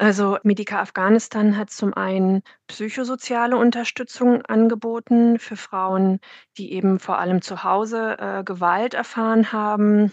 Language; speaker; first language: German; native; German